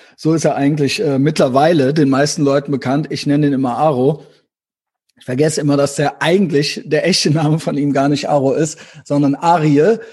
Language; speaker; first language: German; native; German